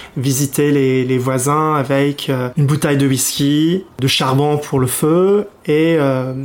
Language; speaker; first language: French; non-native, fluent; English